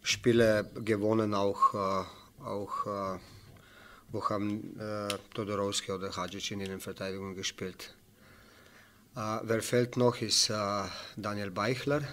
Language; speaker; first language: German; non-native, fluent; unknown